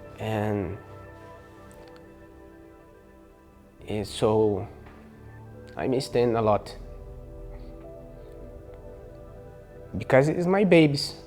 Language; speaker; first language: English; non-native, learner; Portuguese